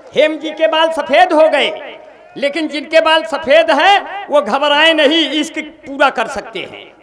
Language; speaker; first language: Hindi; native; Hindi